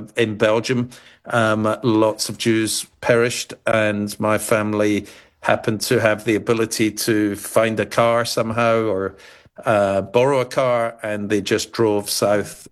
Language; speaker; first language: English; native; English